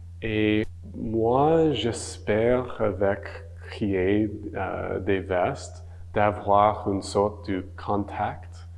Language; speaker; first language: French; non-native, local second language; English